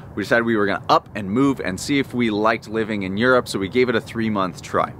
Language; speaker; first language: English; native; English